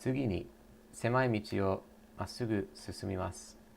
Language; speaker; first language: Japanese; non-native, learner; English